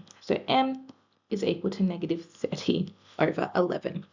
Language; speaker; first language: English; native; English